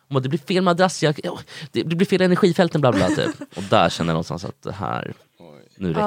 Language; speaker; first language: Swedish; native; Swedish